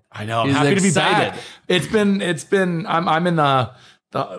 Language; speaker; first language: English; native; English